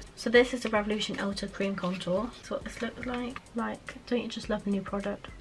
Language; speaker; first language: English; native; English